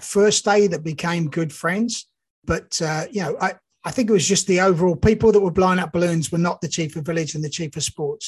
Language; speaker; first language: English; native; English